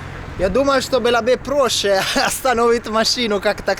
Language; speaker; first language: Russian; non-native, fluent; Italian